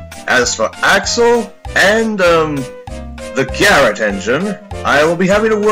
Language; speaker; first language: English; native; English